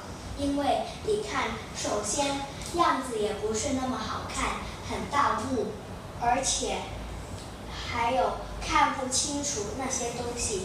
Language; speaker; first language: Chinese; non-native, local second language; Cantonese